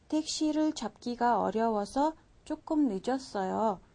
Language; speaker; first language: Korean; non-native, fluent; Mongolian